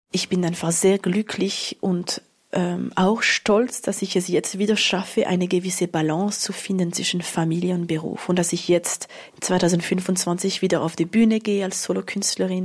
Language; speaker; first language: German; non-native, local second language; French